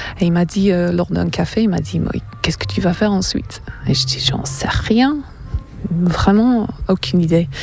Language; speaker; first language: French; non-native, fluent; English